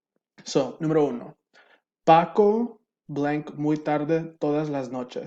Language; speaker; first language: Spanish; non-native, fluent; English